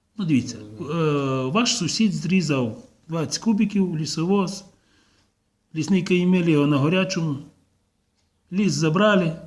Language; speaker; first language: Ukrainian; native; Ukrainian